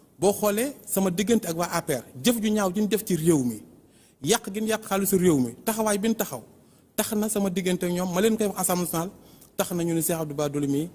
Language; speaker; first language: Wolof; native; Wolof